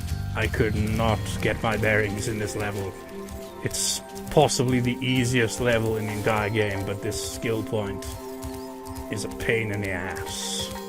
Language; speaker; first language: English; native; English